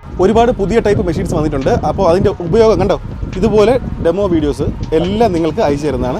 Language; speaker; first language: Malayalam; native; Malayalam